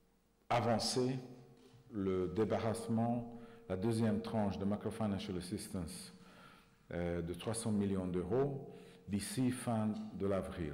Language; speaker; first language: French; non-native, fluent; Hungarian